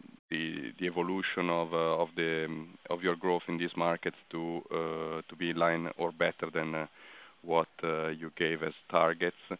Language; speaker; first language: English; non-native, fluent; Italian